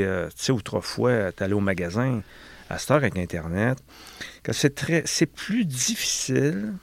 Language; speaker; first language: French; native; French